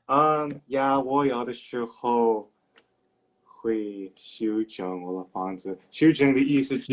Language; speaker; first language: Chinese; non-native, learner; English